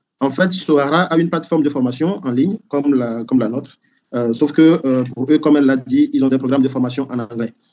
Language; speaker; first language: French; non-native, local second language; Ewe